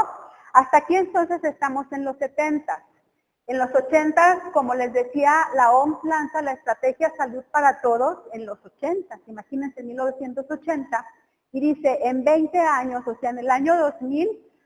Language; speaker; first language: Spanish; native; Spanish